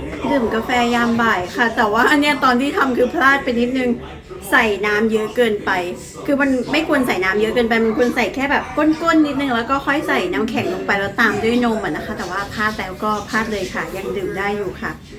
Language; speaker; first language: Thai; native; Thai